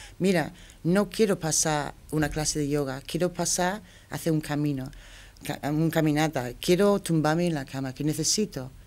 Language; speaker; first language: Spanish; non-native, fluent; English